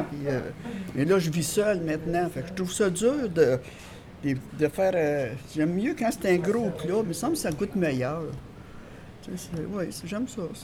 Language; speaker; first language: French; native; French